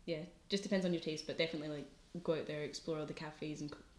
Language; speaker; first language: English; native; English